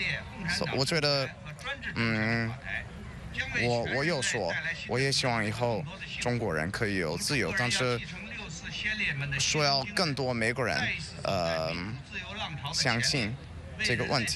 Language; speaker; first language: Chinese; non-native, learner; English